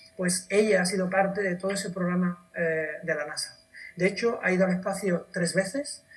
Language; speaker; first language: Spanish; native; Spanish